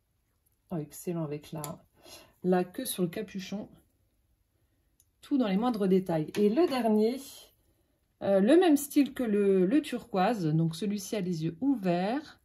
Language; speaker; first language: French; native; French